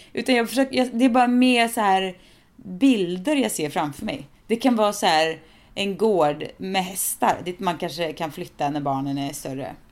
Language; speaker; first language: Swedish; native; Swedish